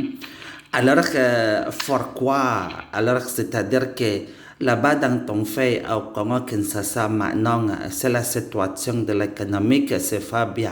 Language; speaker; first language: French; non-native, learner; Indonesian